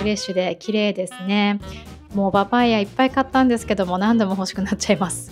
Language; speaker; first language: Japanese; native; Japanese